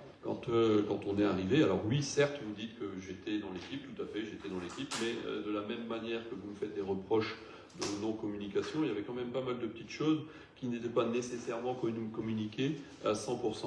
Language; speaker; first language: French; native; French